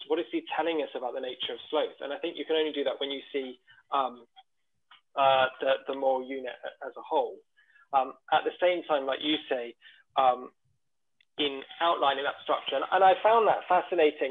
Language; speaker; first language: English; native; English